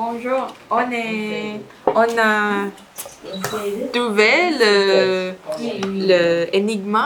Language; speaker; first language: French; non-native, learner; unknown